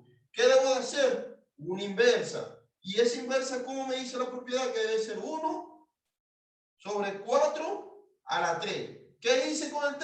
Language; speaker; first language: Spanish; native; Spanish